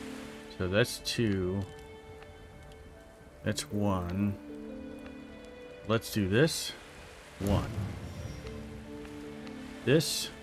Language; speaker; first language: English; native; English